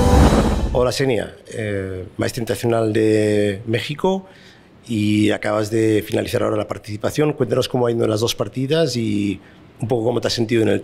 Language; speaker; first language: Spanish; native; Spanish